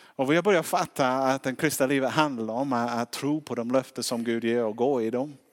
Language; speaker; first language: Swedish; non-native, fluent; English